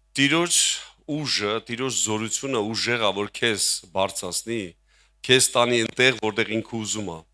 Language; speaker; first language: Armenian; native; Armenian